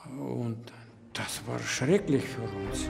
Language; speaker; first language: German; non-native, learner; Russian